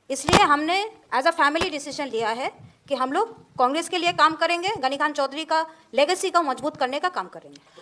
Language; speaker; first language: Hindi; non-native, local second language; Bangla